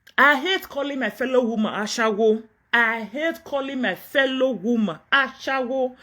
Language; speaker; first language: Nigerian Pidgin; non-native, local second language; Yoruba